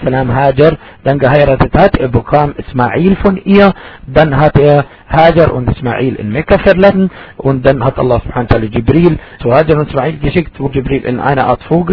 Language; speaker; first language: German; non-native, fluent; Arabic